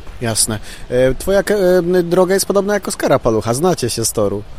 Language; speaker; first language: Polish; native; Polish